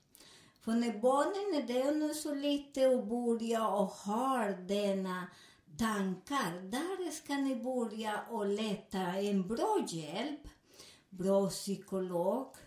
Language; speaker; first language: Swedish; non-native, fluent; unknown